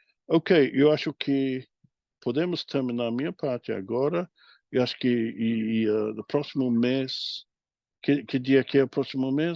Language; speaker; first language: Portuguese; non-native, fluent; English